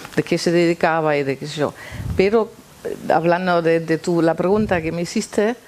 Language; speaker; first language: Spanish; non-native, fluent; German